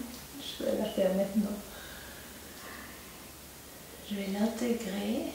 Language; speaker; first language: French; non-native, local second language; German